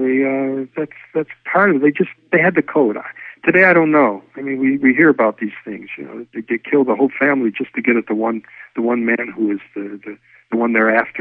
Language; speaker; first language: English; early bilingual, other home language; Yiddish